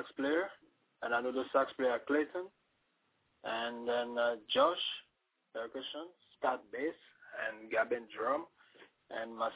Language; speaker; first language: English; non-native, fluent; Ewe